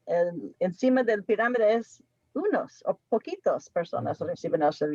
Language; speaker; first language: Spanish; non-native, fluent; English